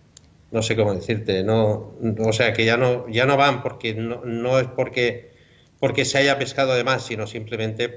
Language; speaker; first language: Spanish; native; Spanish